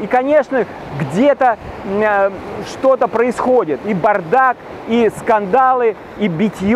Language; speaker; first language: Russian; native; Russian